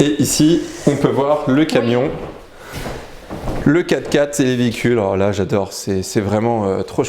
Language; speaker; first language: French; native; French